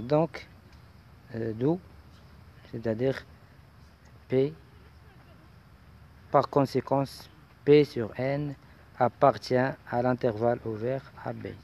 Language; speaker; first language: French; non-native, local second language; Arabic